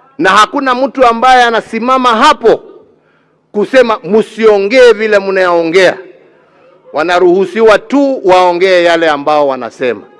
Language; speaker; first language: Swahili; non-native, local second language; Kikuyu